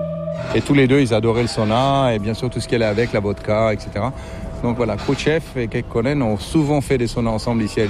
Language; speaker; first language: French; non-native, fluent; Finnish